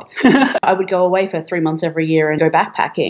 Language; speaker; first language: English; native; English